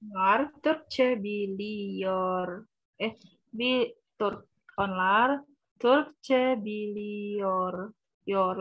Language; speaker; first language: Turkish; non-native, learner; Indonesian